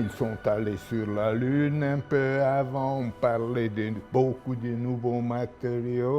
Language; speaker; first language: French; non-native, local second language; German